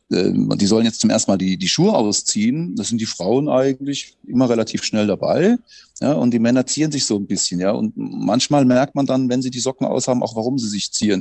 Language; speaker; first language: German; native; German